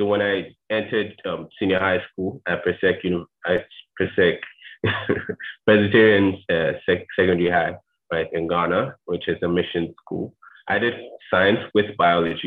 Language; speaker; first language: English; non-native, local second language; Akan